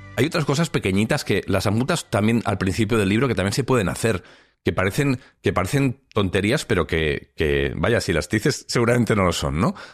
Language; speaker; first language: Spanish; non-native, local second language; Catalan